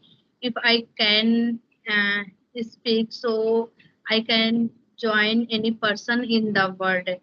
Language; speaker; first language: English; non-native, learner; Hindi